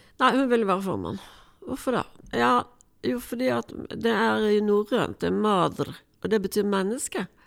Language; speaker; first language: Norwegian; native; Norwegian